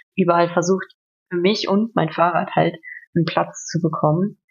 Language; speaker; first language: German; native; German